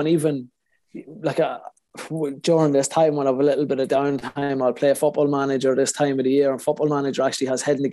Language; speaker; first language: English; native; English